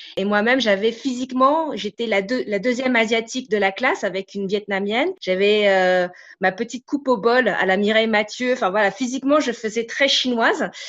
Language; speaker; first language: French; native; French